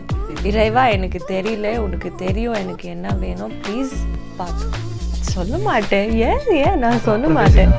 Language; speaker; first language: Tamil; non-native, learner; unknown